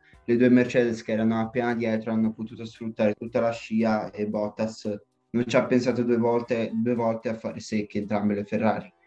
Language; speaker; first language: Italian; native; Italian